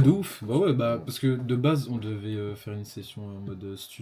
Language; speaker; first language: French; native; French